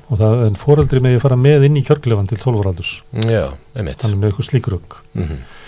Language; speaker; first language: Icelandic; native; Icelandic